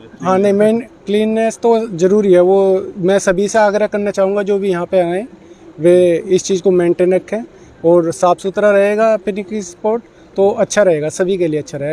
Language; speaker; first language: Hindi; native; Hindi